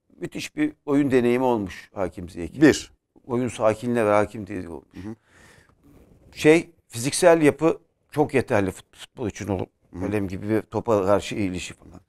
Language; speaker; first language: Turkish; native; Turkish